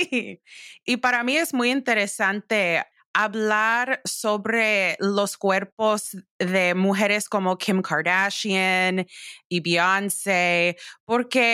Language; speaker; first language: Spanish; early bilingual, heritage; English